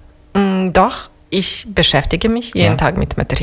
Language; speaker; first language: German; non-native, fluent; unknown